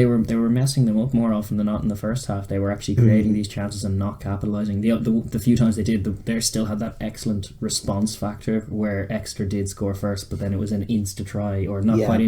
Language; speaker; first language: English; native; English